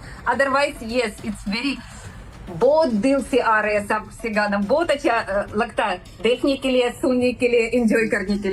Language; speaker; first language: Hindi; non-native, learner; Russian